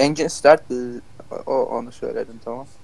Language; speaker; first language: Turkish; early bilingual, heritage; Turkish